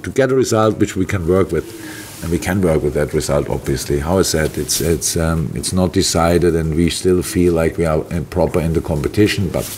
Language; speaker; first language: English; non-native, fluent; German